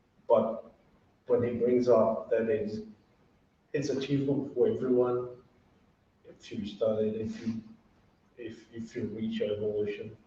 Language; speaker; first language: English; non-native, fluent; Portuguese